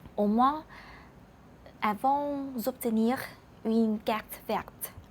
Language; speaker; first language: French; non-native, learner; Vietnamese